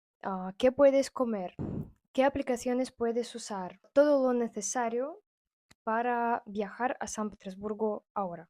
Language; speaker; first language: Spanish; non-native, fluent; Russian